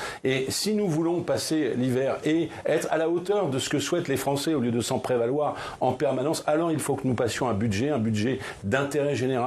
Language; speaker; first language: French; native; French